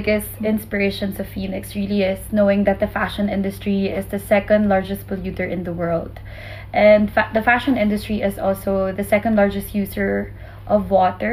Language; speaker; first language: English; non-native, local second language; Filipino